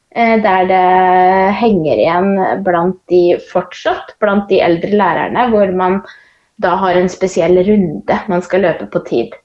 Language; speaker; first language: Norwegian; native; Norwegian